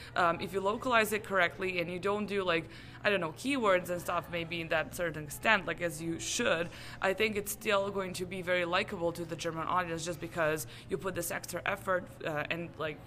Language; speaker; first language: English; non-native, fluent; Serbian